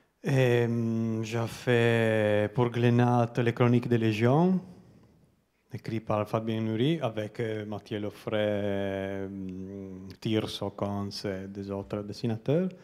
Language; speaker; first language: French; non-native, learner; Italian